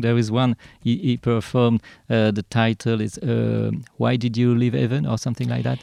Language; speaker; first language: English; non-native, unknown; French